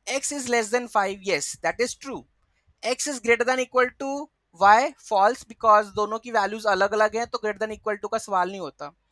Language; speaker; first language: Hindi; native; Hindi